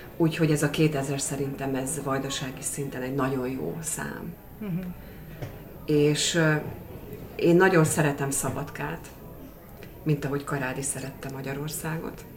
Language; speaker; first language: Hungarian; native; Hungarian